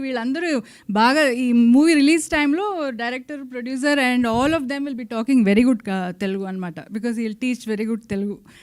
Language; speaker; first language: Telugu; non-native, local second language; Kannada